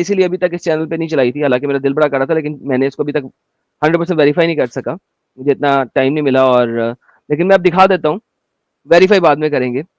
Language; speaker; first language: Hindi; native; Hindi